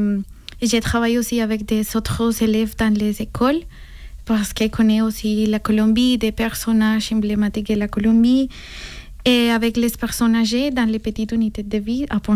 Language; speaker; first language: French; non-native, learner; Spanish